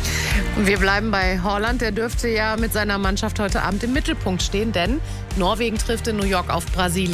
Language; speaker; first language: German; native; German